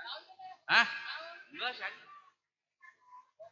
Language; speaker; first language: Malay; non-native, local second language; Sundanese